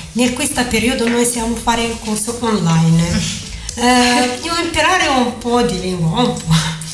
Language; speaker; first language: Italian; non-native, learner; Arabic